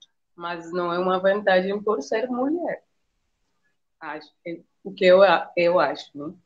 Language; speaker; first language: Portuguese; non-native, fluent; Spanish